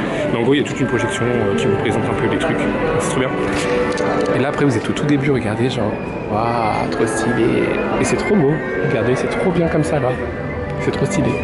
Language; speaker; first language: French; native; French